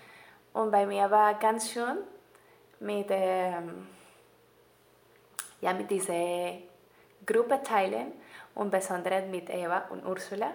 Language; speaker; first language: German; non-native, learner; Spanish